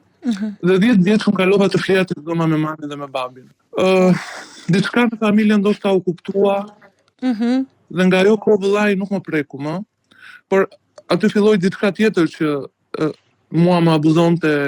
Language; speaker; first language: Albanian; native; Albanian